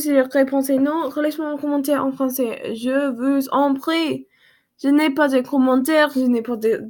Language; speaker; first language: French; non-native, learner; English